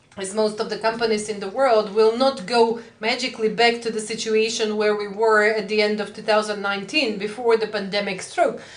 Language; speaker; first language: English; non-native, fluent; Macedonian